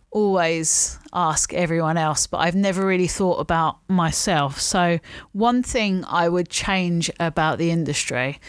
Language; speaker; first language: English; native; English